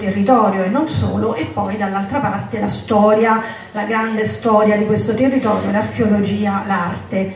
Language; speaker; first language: Italian; native; Italian